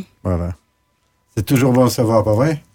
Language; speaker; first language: French; native; French